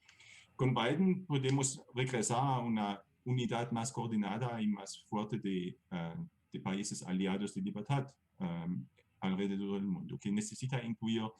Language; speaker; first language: Spanish; non-native, fluent; German